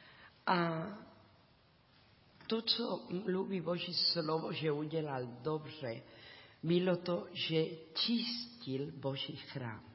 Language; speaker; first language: Czech; non-native, learner; Spanish